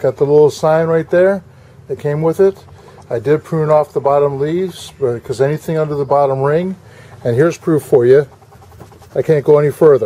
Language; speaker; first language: English; native; English